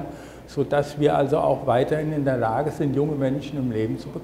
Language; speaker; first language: German; non-native, fluent; English